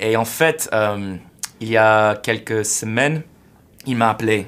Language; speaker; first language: French; non-native, fluent; English